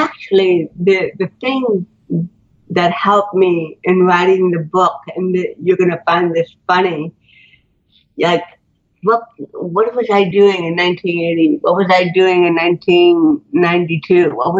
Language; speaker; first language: English; native; English